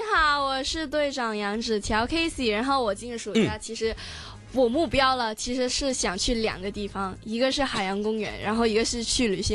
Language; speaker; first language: Chinese; non-native, local second language; Cantonese